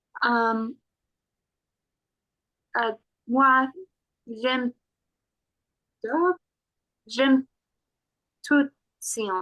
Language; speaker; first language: French; non-native, learner; English